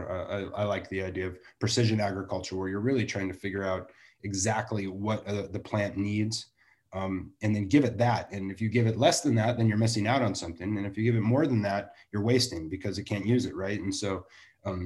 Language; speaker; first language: English; native; English